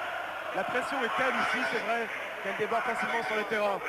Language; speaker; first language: French; native; French